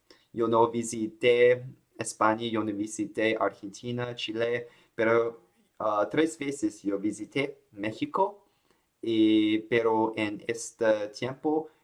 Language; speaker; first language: Spanish; non-native, learner; Chinese